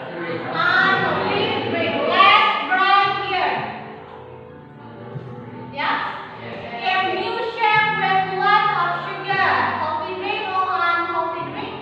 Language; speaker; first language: English; non-native, learner; Indonesian